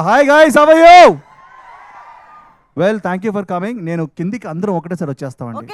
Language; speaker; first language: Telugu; native; Telugu